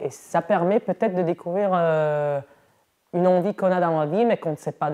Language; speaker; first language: French; non-native, local second language; Italian